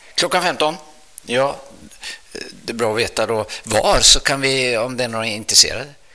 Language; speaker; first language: Swedish; native; Swedish